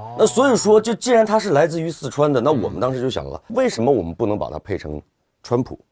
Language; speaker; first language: Chinese; native; Chinese